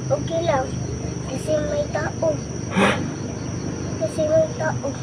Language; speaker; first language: Filipino; non-native, local second language; Cebuano